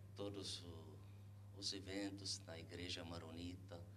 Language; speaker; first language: Portuguese; non-native, fluent; Arabic